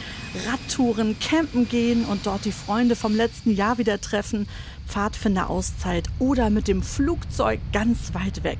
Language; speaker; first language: German; native; German